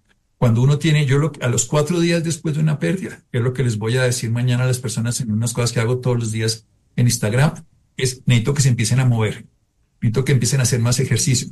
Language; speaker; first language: Spanish; native; Spanish